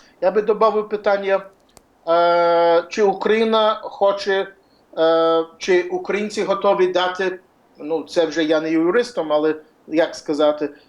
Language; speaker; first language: Ukrainian; early bilingual, heritage; Ukrainian